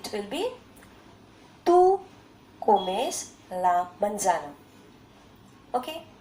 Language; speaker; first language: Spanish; non-native, learner; Bangla